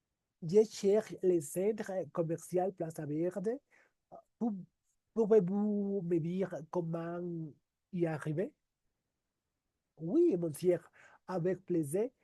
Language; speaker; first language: French; non-native, learner; Spanish